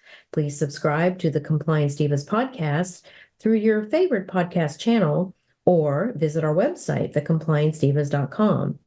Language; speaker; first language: English; native; English